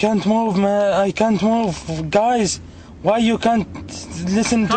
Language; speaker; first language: English; non-native, learner; Arabic